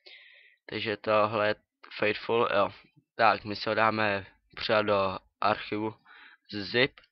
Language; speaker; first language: Czech; native; Czech